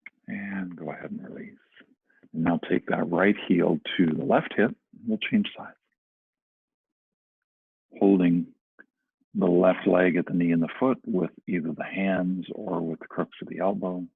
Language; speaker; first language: English; native; English